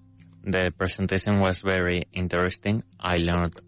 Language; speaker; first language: English; non-native, fluent; Spanish